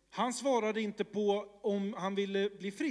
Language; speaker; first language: Swedish; early bilingual, other home language; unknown